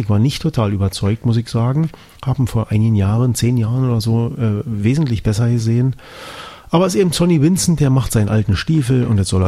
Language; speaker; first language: German; native; German